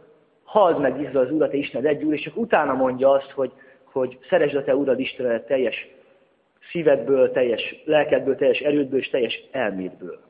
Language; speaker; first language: Hungarian; native; Hungarian